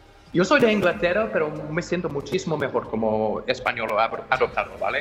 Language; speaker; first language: Spanish; non-native, fluent; English